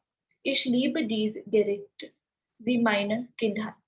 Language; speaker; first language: German; non-native, learner; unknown